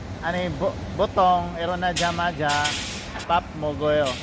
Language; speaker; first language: Korean; non-native, learner; Filipino